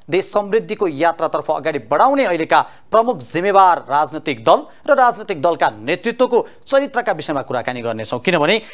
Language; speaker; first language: Nepali; native; Nepali